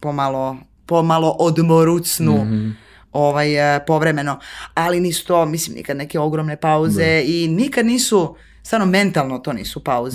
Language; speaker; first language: Serbian; native; Serbian